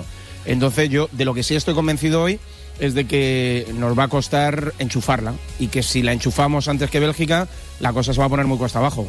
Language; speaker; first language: Spanish; native; Spanish